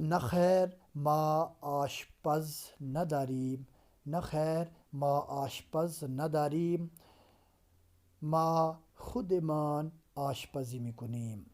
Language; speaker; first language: Persian; non-native, fluent; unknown